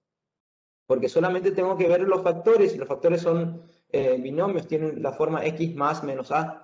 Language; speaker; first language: Spanish; native; Spanish